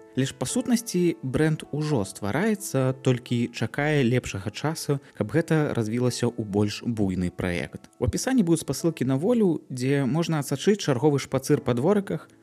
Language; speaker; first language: Belarusian; native; Belarusian